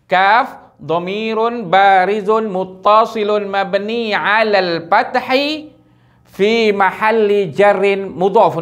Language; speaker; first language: Arabic; non-native, fluent; Malay